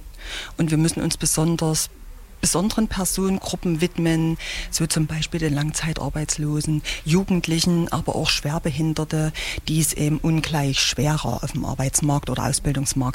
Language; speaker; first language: German; native; German